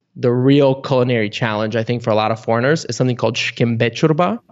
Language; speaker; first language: English; early bilingual, other home language; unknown